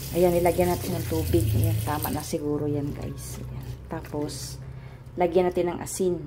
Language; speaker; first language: Filipino; non-native, local second language; Cebuano